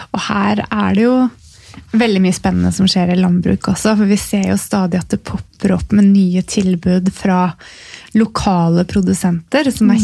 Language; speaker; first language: Norwegian; native; Norwegian